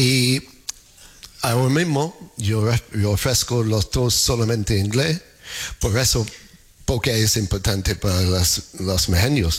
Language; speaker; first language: Spanish; non-native, fluent; English